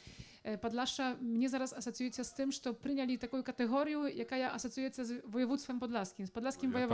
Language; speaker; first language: Polish; non-native, local second language; Belarusian